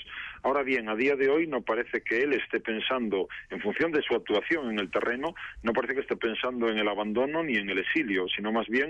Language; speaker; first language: Spanish; native; Spanish